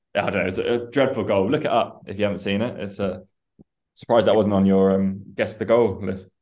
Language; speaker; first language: English; early bilingual, other home language; Persian